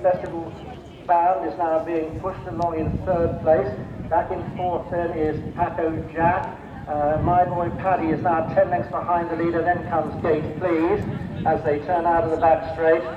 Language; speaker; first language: English; native; English